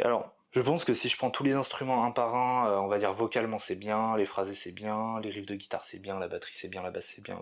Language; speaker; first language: French; native; French